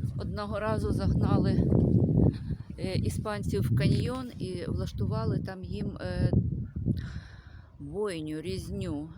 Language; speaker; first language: Ukrainian; native; Ukrainian